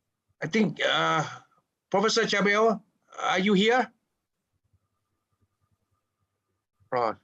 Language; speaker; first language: English; non-native, fluent; Thai